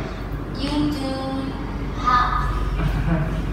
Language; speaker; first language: English; non-native, learner; Vietnamese